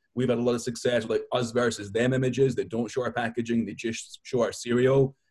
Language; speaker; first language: English; native; English